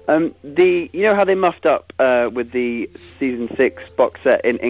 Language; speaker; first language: English; native; English